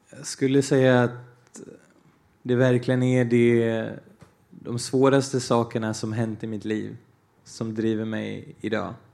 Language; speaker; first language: Swedish; early bilingual, other home language; Portuguese